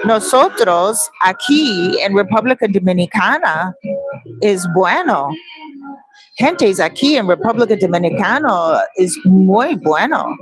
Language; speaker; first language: Spanish; non-native, learner; English